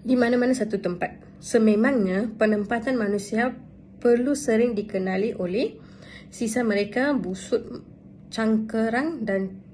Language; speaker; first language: Malay; non-native, local second language; Tamil